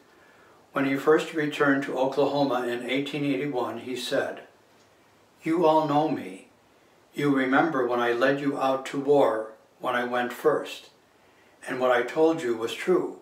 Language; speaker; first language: English; native; English